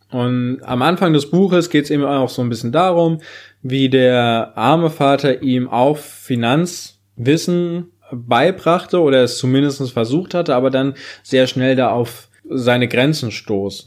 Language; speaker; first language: German; native; German